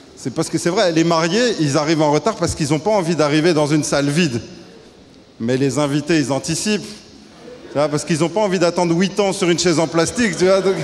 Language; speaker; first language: French; native; French